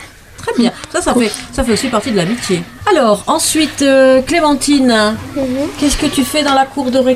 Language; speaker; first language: French; native; French